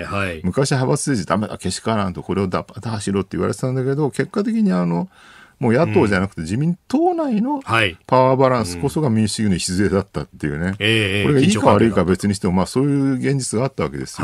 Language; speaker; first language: Japanese; native; Japanese